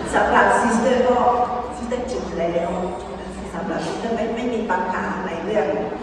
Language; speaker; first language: Thai; non-native, fluent; Spanish